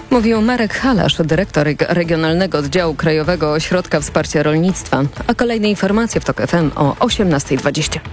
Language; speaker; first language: Polish; native; Polish